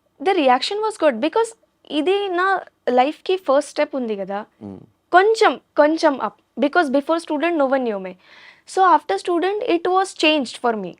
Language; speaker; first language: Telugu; non-native, learner; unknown